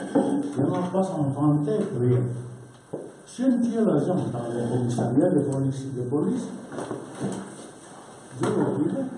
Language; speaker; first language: French; non-native, learner; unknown